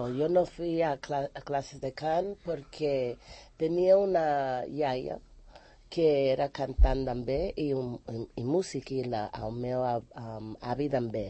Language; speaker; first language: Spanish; non-native, fluent; English